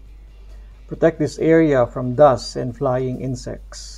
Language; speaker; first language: English; non-native, local second language; Filipino